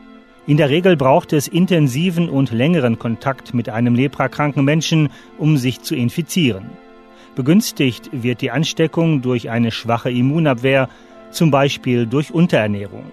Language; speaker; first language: German; native; German